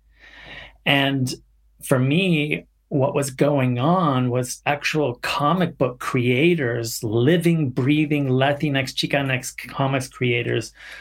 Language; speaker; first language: English; native; English